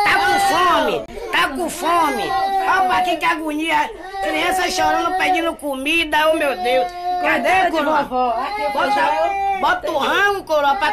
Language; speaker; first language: Portuguese; native; Portuguese